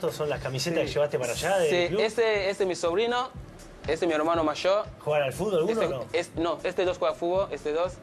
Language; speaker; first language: Spanish; non-native, learner; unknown